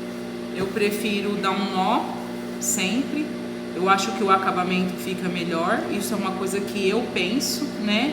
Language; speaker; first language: Portuguese; native; Portuguese